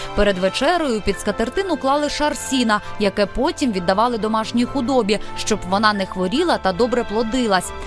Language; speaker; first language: Ukrainian; native; Ukrainian